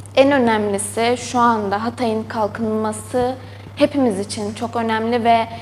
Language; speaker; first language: Turkish; native; Turkish